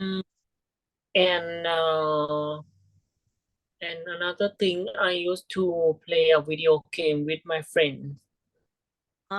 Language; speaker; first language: English; non-native, learner; Thai